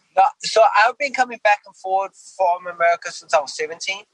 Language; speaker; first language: English; native; English